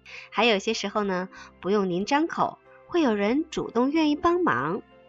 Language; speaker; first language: Chinese; native; Chinese